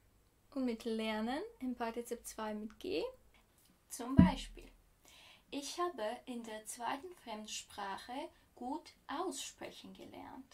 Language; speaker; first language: German; non-native, fluent; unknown